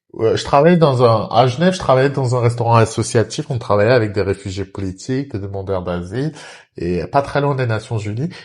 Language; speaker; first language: French; early bilingual, other home language; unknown